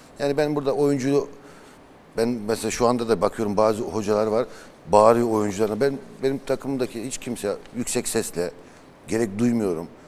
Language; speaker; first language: Turkish; early bilingual, heritage; Turkish